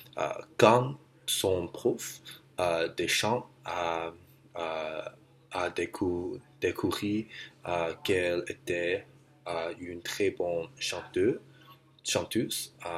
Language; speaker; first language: French; non-native, learner; English